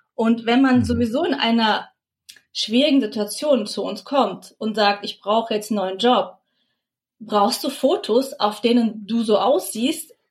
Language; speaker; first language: German; early bilingual, other home language; Russian